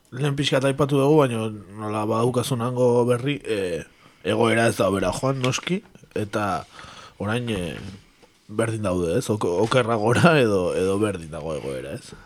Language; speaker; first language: Basque; native; Basque